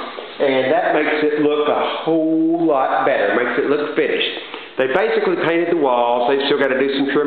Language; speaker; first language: English; native; English